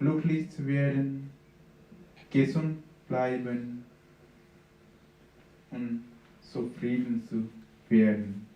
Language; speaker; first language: German; non-native, fluent; Sinhala